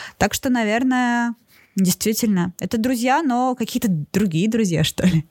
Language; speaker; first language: Russian; native; Russian